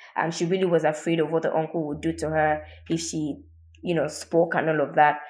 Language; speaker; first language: English; non-native, local second language; Yoruba